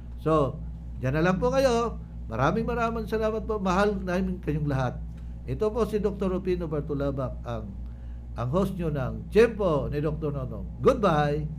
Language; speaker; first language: Filipino; non-native, local second language; Masbatenyo